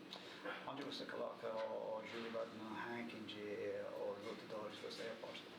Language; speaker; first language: Portuguese; non-native, learner; English